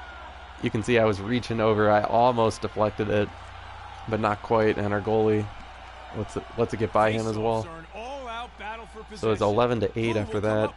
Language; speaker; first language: English; native; English